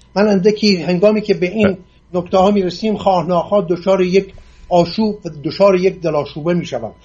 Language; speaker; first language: Persian; non-native, local second language; Assyrian Neo-Aramaic